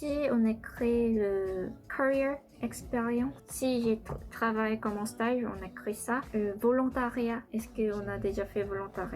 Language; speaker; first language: French; non-native, learner; Korean